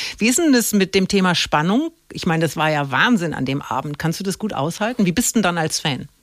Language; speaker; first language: German; native; German